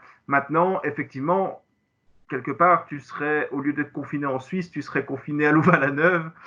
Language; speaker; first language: French; native; French